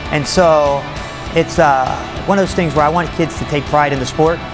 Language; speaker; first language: English; native; English